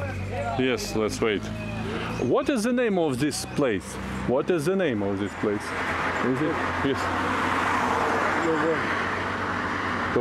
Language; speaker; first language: English; non-native, learner; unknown